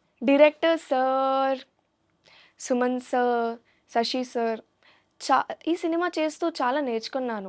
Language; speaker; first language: Telugu; non-native, learner; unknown